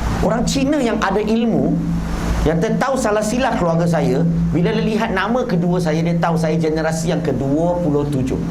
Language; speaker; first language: Malay; non-native, local second language; Chinese